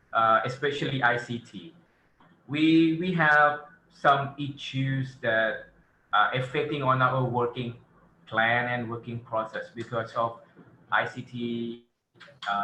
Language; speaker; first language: English; non-native, fluent; Thai